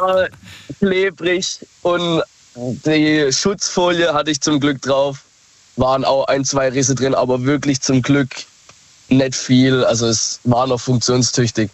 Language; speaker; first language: German; native; German